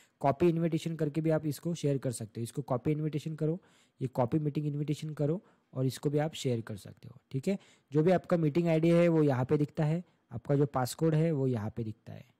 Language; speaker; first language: Hindi; non-native, local second language; Marathi